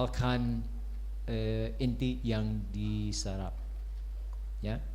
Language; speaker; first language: Indonesian; non-native, fluent; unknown